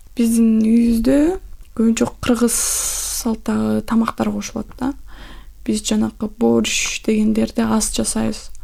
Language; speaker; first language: Kyrgyz; non-native, local second language; Russian